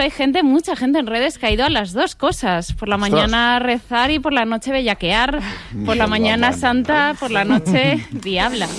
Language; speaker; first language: Spanish; native; Spanish